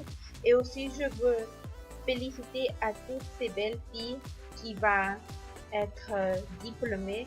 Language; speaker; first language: French; non-native, learner; Spanish